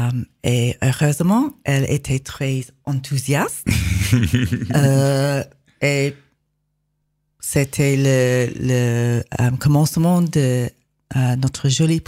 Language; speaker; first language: French; non-native, learner; English